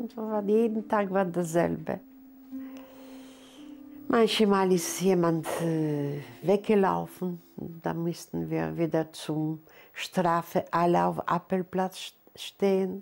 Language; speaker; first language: German; non-native, learner; Polish